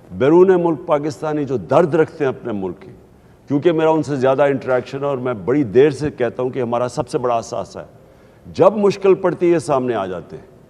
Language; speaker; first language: Urdu; native; Urdu